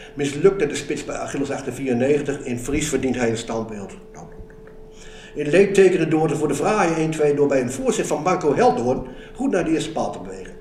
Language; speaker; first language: Dutch; native; Dutch